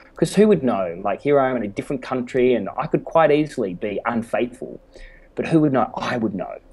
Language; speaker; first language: English; native; English